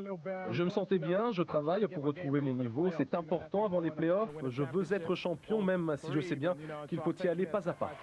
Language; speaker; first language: French; native; French